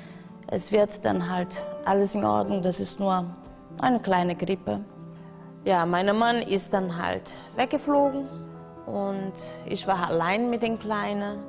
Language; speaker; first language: German; non-native, fluent; Portuguese